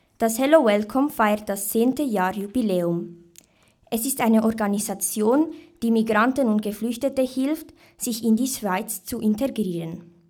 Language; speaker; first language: German; native; German